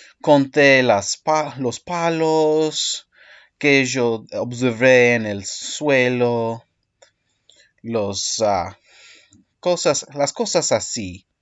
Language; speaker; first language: Spanish; non-native, learner; English